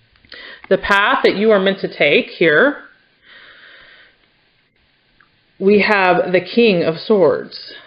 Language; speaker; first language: English; native; English